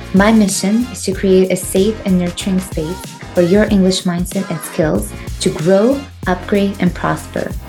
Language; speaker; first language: English; non-native, fluent; Croatian